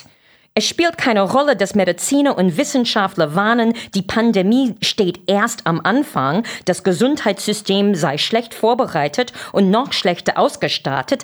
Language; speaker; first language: German; non-native, fluent; English